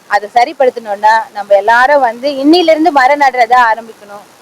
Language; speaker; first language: Tamil; non-native, local second language; Telugu